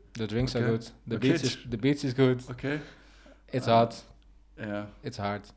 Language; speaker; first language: English; non-native, fluent; Dutch